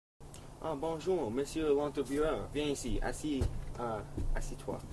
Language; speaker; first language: French; non-native, learner; English